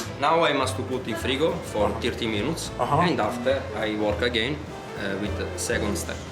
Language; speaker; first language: English; non-native, learner; Italian